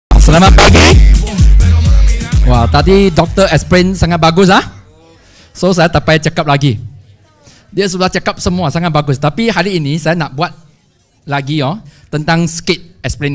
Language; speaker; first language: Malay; non-native, local second language; Chinese